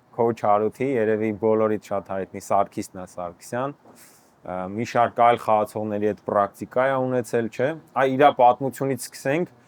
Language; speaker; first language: Armenian; native; Armenian